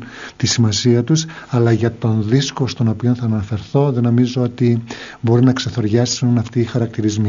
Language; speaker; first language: Greek; native; Greek